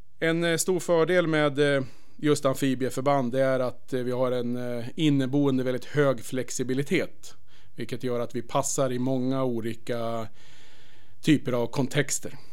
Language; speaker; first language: Swedish; native; Swedish